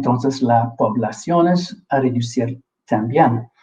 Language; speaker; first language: Spanish; non-native, fluent; English